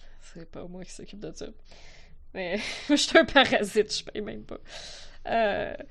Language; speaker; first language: French; native; French